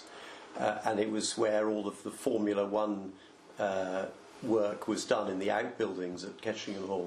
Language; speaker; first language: English; native; English